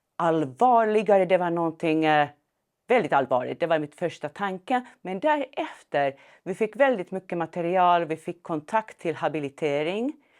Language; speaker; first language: Swedish; non-native, fluent; Finnish